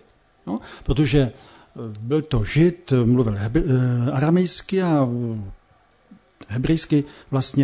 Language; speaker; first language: Czech; native; Czech